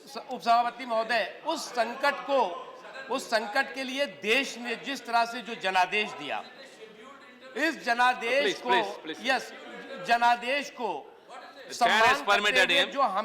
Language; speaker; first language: Hindi; native; Hindi